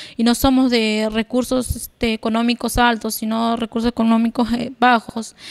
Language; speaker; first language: Spanish; native; Spanish